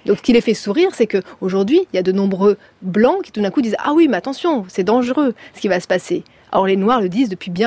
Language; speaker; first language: French; native; French